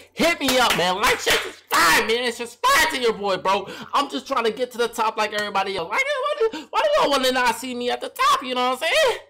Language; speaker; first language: English; native; English